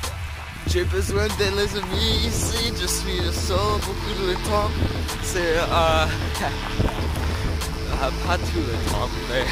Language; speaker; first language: French; non-native, learner; English